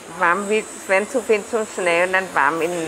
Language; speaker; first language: German; non-native, learner; Vietnamese